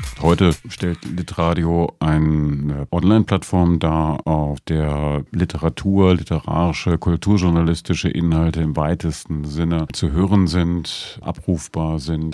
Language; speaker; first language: German; native; German